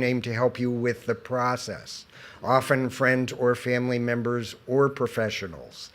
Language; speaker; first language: English; native; English